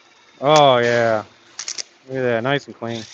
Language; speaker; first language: English; native; English